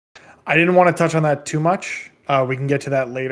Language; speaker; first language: English; native; English